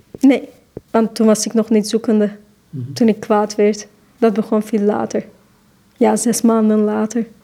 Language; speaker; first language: Dutch; non-native, fluent; Turkish